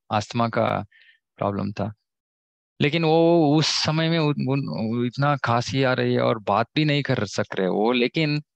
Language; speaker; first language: Hindi; non-native, local second language; Kannada